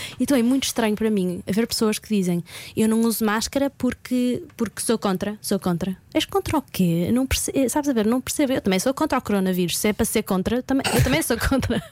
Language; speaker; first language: Portuguese; native; Portuguese